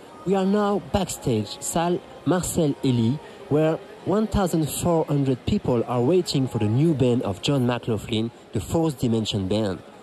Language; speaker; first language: English; non-native, fluent; French